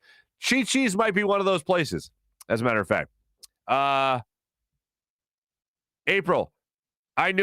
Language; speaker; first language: English; native; English